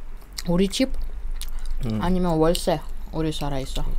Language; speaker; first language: Korean; non-native, learner; Russian